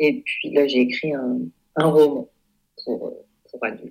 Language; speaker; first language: French; native; French